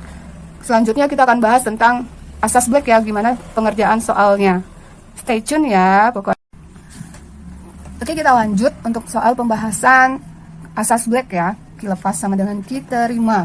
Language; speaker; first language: Indonesian; native; Indonesian